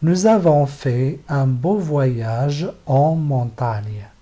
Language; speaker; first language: French; non-native, local second language; Arabic